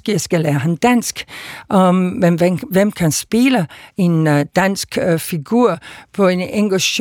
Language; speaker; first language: Danish; non-native, fluent; English